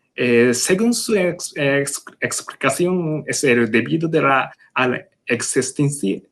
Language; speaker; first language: Spanish; non-native, learner; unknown